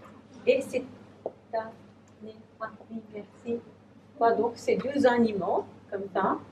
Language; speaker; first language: French; non-native, learner; Japanese